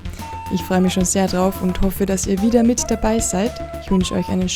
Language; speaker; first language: German; native; German